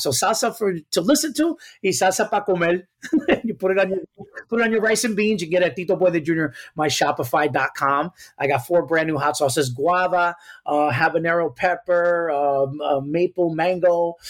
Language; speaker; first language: English; early bilingual, other home language; Spanish